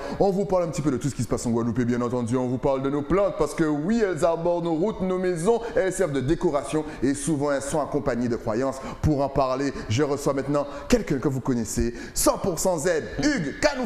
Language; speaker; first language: French; native; French